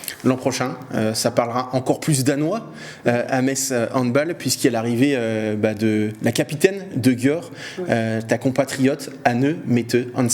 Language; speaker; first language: French; native; French